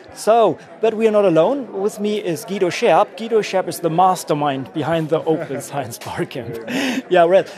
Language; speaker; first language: English; non-native, fluent; German